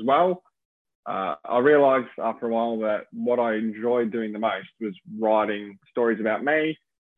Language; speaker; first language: English; native; English